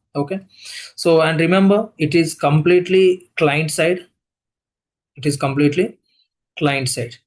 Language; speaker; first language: English; non-native, local second language; Telugu